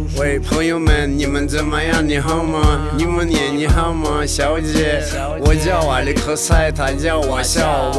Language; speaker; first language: Chinese; non-native, learner; Russian